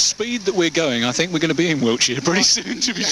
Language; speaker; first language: English; native; English